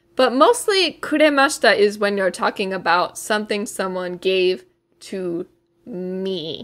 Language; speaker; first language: English; native; English